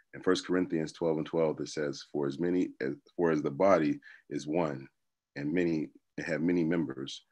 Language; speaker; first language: English; native; English